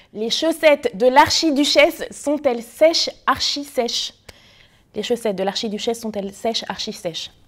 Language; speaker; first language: French; early bilingual, other home language; Arabic